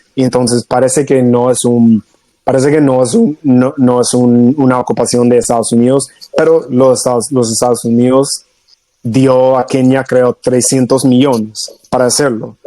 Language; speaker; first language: Spanish; non-native, fluent; English